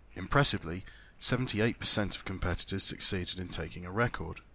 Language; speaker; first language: English; native; English